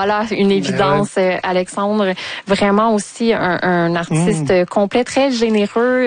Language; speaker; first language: French; native; French